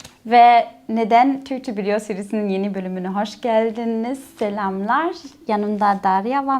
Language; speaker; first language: Turkish; non-native, fluent; German